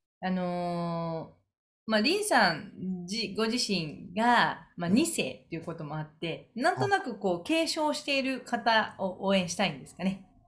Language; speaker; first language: Japanese; native; Japanese